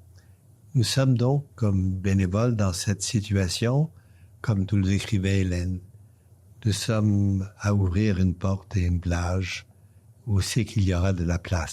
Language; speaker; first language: French; native; French